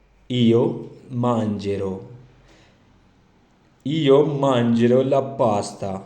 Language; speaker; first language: Italian; non-native, learner; Urdu